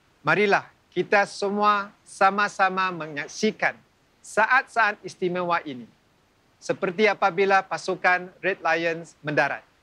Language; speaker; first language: Malay; native; Malay